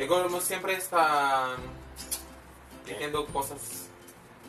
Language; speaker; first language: Spanish; non-native, fluent; Filipino